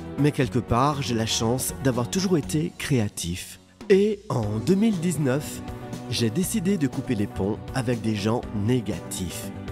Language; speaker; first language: French; native; French